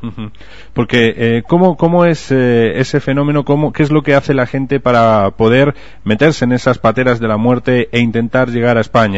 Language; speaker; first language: Spanish; native; Spanish